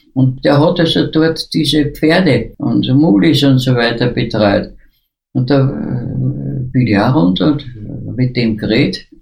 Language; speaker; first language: German; native; German